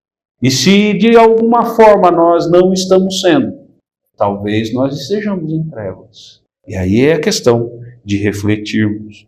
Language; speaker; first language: Portuguese; native; Portuguese